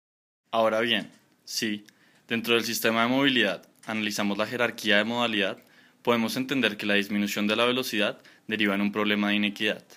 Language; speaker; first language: Spanish; native; Spanish